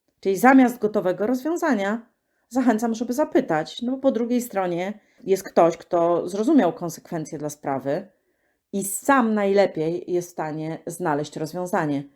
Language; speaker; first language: Polish; native; Polish